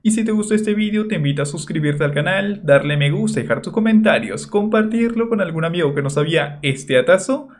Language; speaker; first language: Spanish; native; Spanish